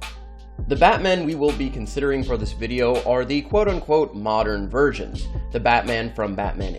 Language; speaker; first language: English; native; English